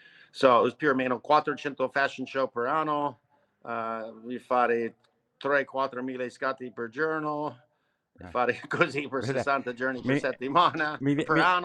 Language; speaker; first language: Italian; non-native, learner; English